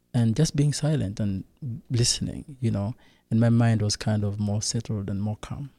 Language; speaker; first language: English; non-native, local second language; Kinyarwanda